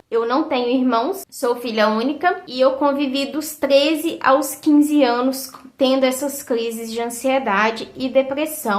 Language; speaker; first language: Portuguese; native; Portuguese